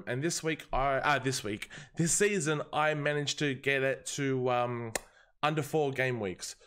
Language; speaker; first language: English; native; English